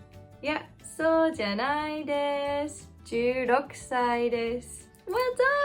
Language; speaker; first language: Japanese; non-native, fluent; English